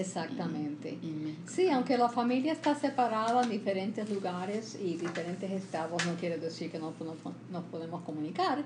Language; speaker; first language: Spanish; early bilingual, heritage; Spanish